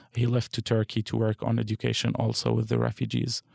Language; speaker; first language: English; non-native, fluent; Arabic